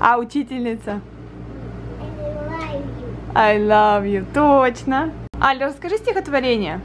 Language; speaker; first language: Russian; native; Russian